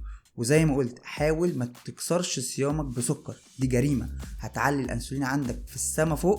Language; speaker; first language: Arabic; native; Arabic